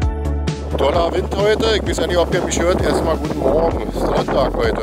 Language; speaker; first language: German; native; German